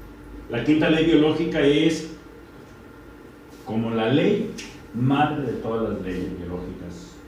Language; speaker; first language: Spanish; native; Spanish